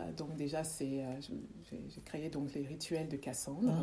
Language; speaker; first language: French; early bilingual, other home language; Kongo